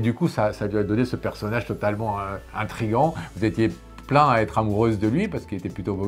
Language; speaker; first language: French; native; French